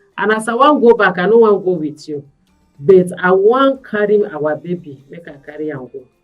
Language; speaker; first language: Nigerian Pidgin; native; Nigerian Pidgin